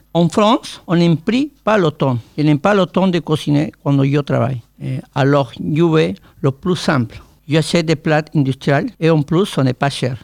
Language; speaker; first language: French; non-native, learner; Spanish